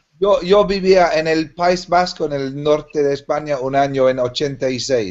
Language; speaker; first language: Spanish; non-native, learner; English